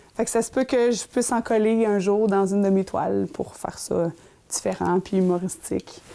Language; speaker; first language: French; native; French